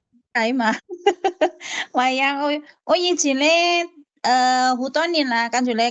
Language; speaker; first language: Cantonese; non-native, learner; Indonesian